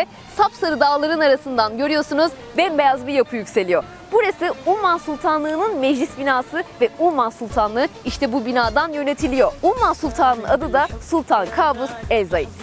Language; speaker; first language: Turkish; native; Turkish